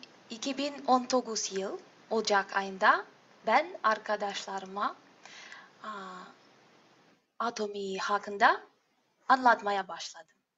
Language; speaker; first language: Turkish; non-native, learner; Russian